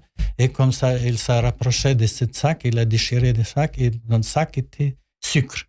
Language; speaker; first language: French; non-native, learner; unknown